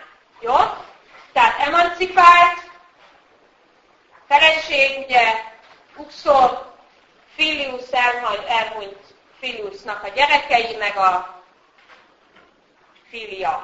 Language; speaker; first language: Hungarian; native; Hungarian